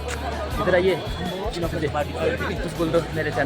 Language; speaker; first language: Hindi; non-native, local second language; Nepali